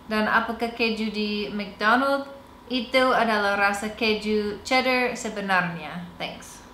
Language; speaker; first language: Indonesian; non-native, fluent; English